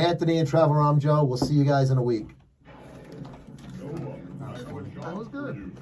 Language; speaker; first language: English; native; English